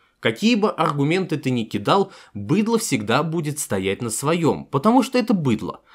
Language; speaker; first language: Russian; native; Russian